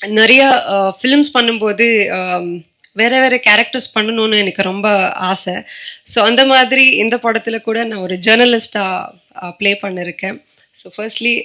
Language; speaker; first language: Tamil; non-native, learner; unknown